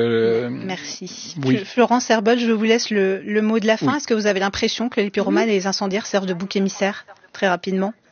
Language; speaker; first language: French; native; French